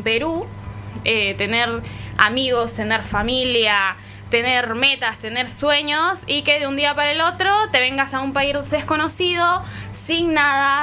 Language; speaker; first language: Spanish; native; Spanish